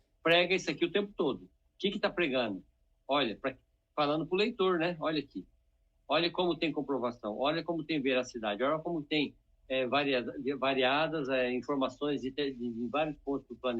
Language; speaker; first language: Portuguese; native; Portuguese